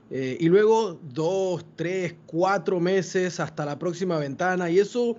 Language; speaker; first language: Spanish; native; Spanish